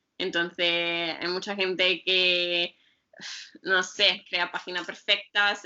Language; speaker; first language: Spanish; non-native, fluent; Italian